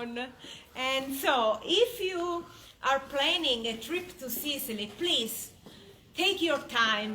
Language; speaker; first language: English; non-native, fluent; Italian